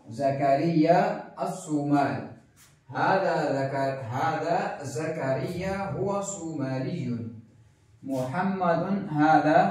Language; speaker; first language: Arabic; non-native, fluent; Urdu